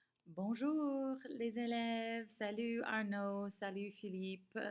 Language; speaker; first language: French; non-native, fluent; English